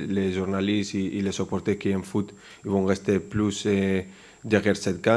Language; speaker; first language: French; non-native, fluent; Spanish